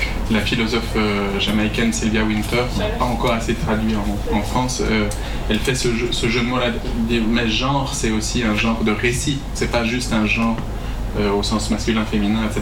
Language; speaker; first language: French; native; French